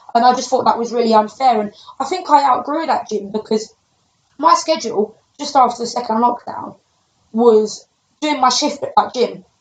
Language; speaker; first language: English; native; English